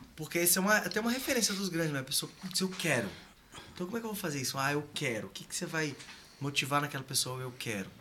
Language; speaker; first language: Portuguese; native; Portuguese